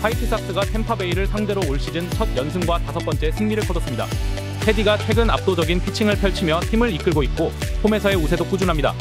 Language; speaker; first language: Korean; native; Korean